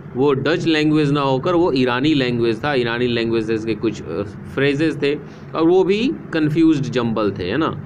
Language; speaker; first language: Hindi; native; Hindi